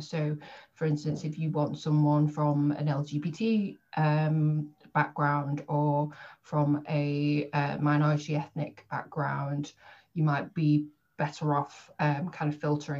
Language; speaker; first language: English; native; English